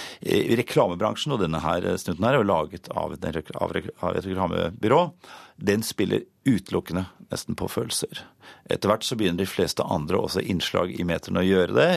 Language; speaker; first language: Norwegian; native; Norwegian